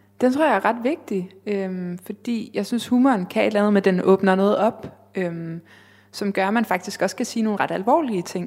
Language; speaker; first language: Danish; native; Danish